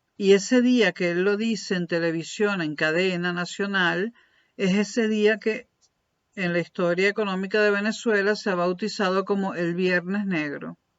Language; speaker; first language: Spanish; native; Spanish